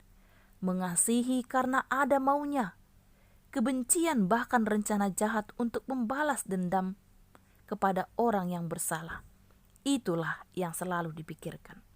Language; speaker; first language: Malay; native; Malay